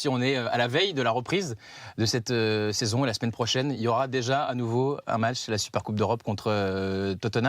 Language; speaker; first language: French; native; French